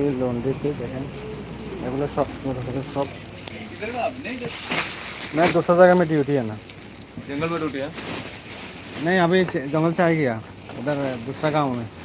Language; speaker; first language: Hindi; non-native, learner; Bangla